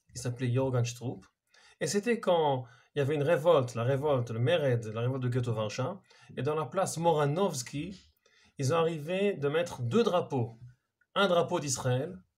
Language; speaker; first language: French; non-native, fluent; Hebrew